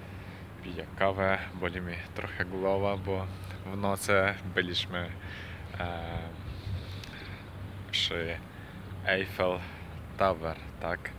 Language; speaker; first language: Polish; non-native, fluent; Ukrainian